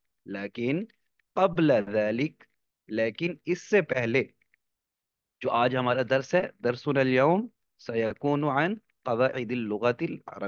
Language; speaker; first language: Arabic; non-native, fluent; Urdu